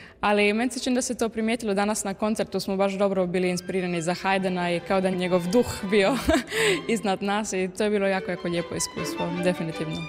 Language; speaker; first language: Croatian; early bilingual, heritage; Croatian